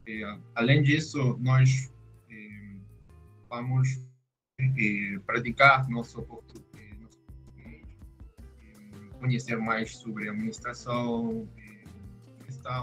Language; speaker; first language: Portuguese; non-native, learner; Spanish